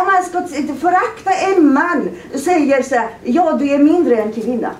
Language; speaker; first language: Swedish; non-native, fluent; Persian